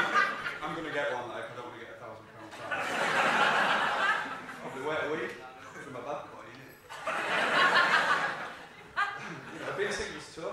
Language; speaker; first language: English; native; English